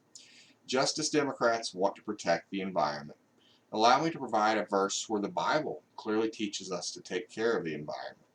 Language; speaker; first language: English; native; English